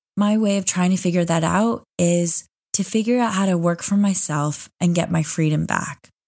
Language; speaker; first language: English; native; English